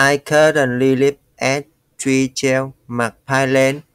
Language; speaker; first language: English; non-native, fluent; Vietnamese